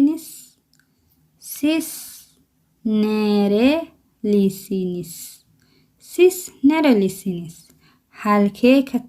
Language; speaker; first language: Turkish; non-native, learner; Somali